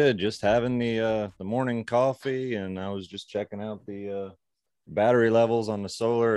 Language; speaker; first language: English; native; English